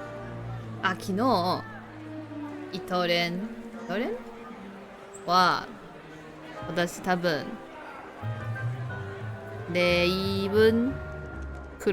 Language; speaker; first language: Japanese; non-native, learner; Chinese